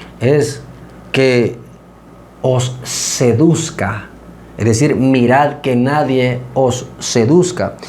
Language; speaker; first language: Spanish; native; Spanish